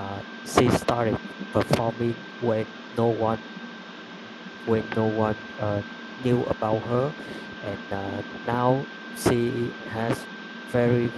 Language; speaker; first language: English; non-native, learner; Vietnamese